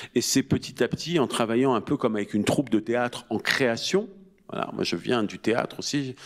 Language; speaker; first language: French; native; French